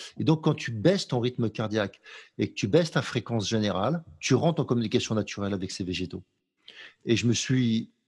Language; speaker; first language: French; native; French